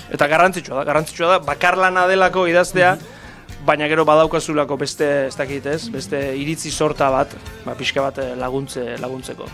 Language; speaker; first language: Basque; native; Basque